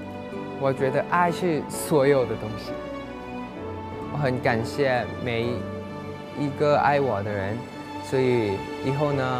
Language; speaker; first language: Chinese; non-native, fluent; Thai